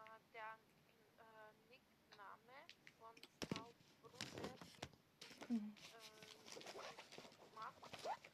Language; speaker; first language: German; non-native, learner; Macedonian